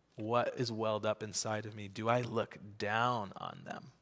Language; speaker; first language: English; native; English